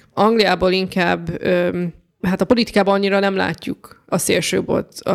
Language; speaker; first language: Hungarian; early bilingual, heritage; Hungarian